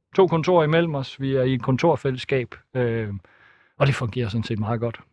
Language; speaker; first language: Danish; native; Danish